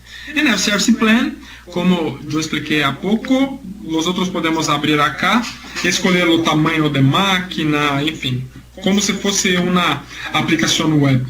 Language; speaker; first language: Spanish; non-native, learner; Portuguese